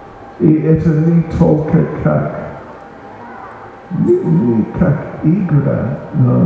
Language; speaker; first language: Russian; non-native, learner; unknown